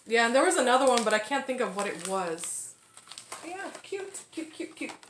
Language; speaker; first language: English; native; English